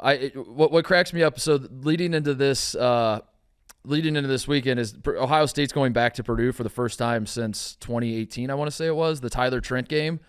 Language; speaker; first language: English; native; English